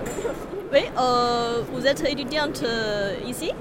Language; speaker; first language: French; non-native, fluent; Chinese